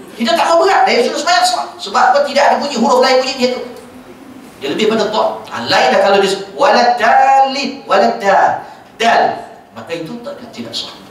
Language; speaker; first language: Malay; native; Malay